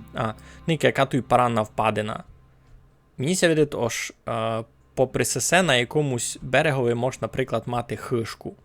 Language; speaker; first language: Ukrainian; native; Ukrainian